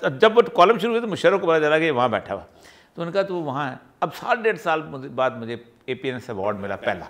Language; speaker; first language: Urdu; non-native, local second language; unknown